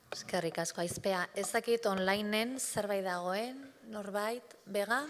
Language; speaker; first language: Basque; native; Basque